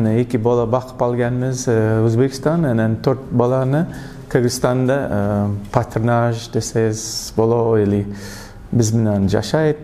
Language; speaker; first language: Kyrgyz; non-native, learner; English